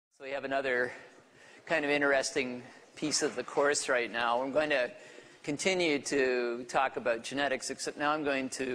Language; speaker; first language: English; native; English